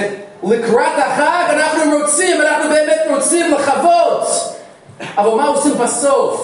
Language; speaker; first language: Hebrew; non-native, fluent; English